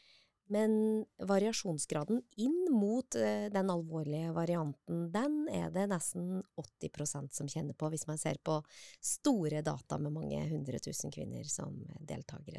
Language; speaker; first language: Norwegian; native; Norwegian